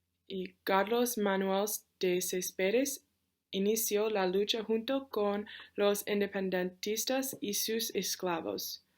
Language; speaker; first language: Spanish; non-native, learner; English